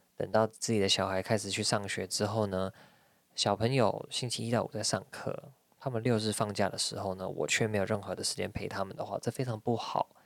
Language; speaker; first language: Chinese; native; Chinese